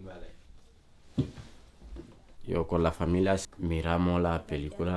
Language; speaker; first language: Spanish; non-native, learner; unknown